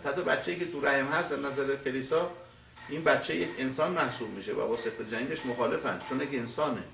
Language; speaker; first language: Persian; native; Persian